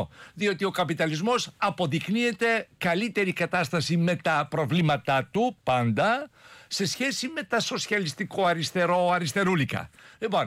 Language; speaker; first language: Greek; native; Greek